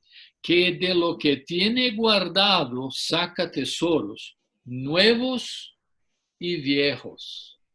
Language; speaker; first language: Spanish; non-native, fluent; English